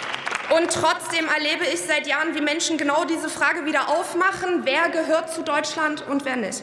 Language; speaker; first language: German; early bilingual, other home language; Arabic